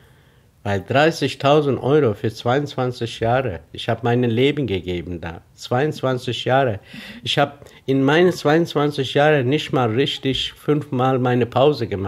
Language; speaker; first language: German; non-native, fluent; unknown